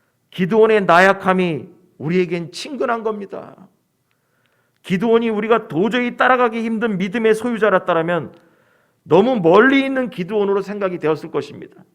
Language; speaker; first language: Korean; native; Korean